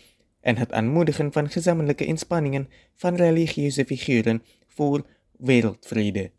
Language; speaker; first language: Dutch; non-native, fluent; Indonesian